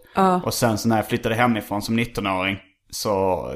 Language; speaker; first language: Swedish; native; Swedish